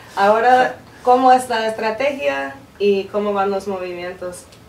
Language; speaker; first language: Spanish; non-native, fluent; English